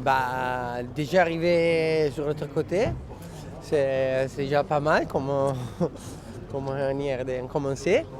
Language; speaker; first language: French; non-native, fluent; Italian